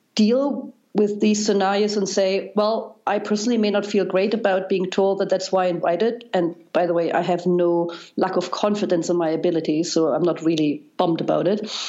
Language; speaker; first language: English; non-native, fluent; German